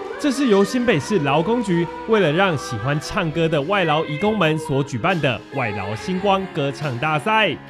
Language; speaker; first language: Chinese; native; Chinese